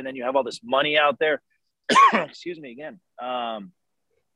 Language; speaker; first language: English; native; English